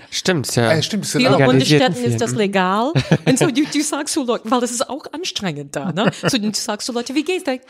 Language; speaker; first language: German; non-native, fluent; English